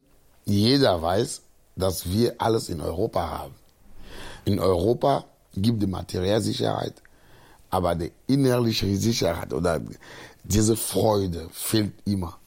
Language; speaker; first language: German; non-native, fluent; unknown